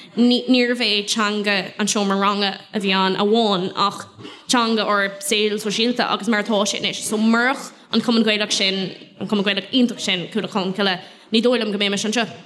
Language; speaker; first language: Irish; non-native, local second language; English